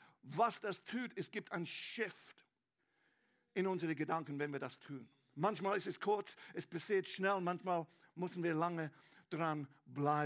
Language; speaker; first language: German; non-native, learner; English